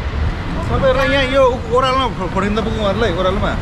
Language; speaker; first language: Nepali; native; Nepali